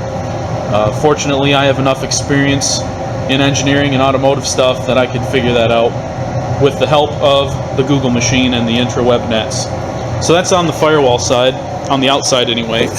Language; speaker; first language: English; native; English